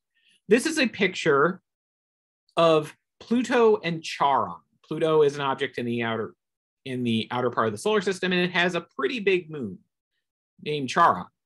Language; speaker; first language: English; native; English